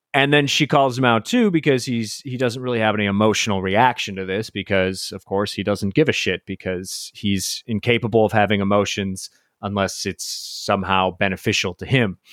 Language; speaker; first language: English; native; English